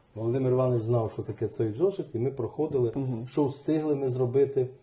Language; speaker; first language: Ukrainian; native; Ukrainian